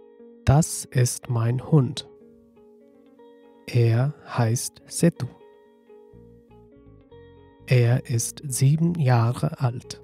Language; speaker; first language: German; non-native, fluent; Nepali